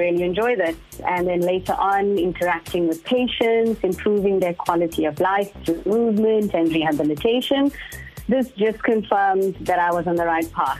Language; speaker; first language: English; native; English